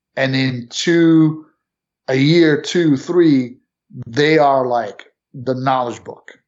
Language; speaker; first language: English; early bilingual, other home language; Romanian